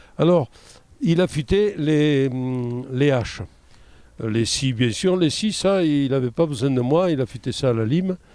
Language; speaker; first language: French; native; French